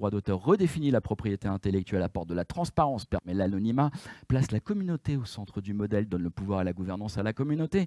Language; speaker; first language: French; native; French